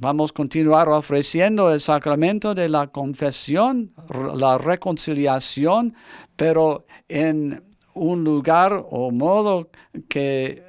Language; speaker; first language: Spanish; non-native, fluent; English